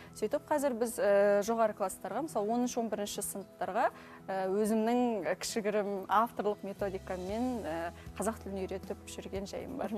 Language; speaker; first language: Kazakh; non-native, local second language; Uzbek